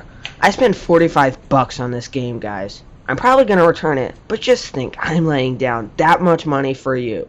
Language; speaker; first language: English; native; English